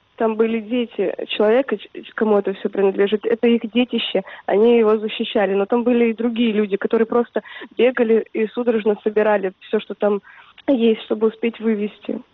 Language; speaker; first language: Russian; native; Russian